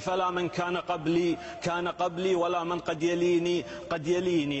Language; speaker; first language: Arabic; native; Arabic